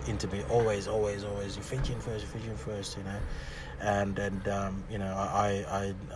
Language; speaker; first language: English; non-native, local second language; Fijian